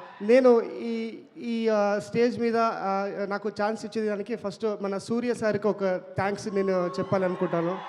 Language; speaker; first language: Telugu; non-native, local second language; Kannada